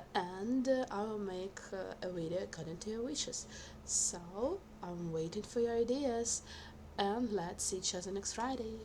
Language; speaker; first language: English; non-native, fluent; Ukrainian